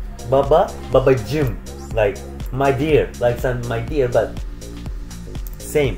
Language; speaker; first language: English; non-native, learner; Turkish